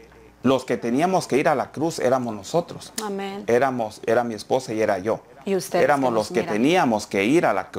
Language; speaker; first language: Spanish; native; Spanish